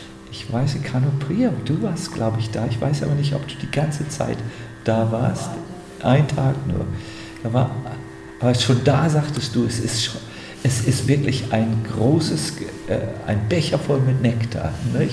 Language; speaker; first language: German; native; German